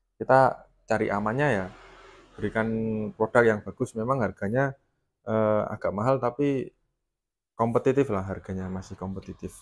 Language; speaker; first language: Indonesian; native; Indonesian